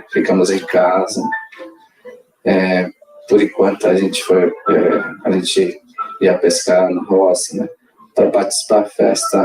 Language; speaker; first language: Portuguese; non-native, local second language; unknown